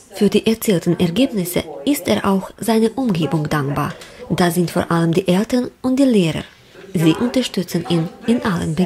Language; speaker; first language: German; non-native, fluent; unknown